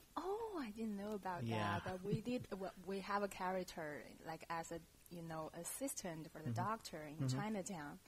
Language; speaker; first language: English; non-native, fluent; Chinese